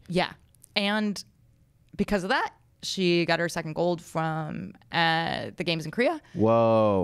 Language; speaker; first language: English; native; English